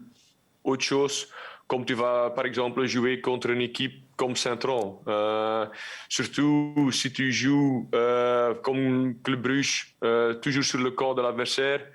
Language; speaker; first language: French; non-native, local second language; Dutch